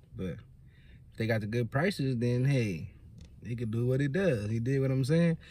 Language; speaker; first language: English; native; English